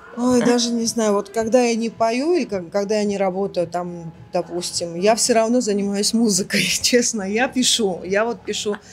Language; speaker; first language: Russian; non-native, local second language; Georgian